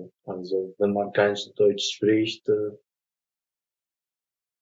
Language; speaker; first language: German; non-native, fluent; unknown